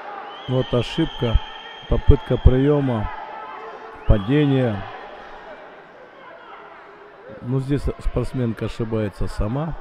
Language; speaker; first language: Russian; native; Russian